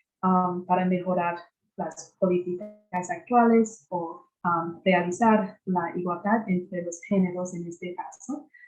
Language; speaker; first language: Spanish; non-native, fluent; English